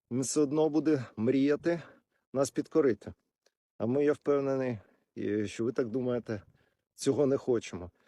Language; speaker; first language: Ukrainian; non-native, local second language; Russian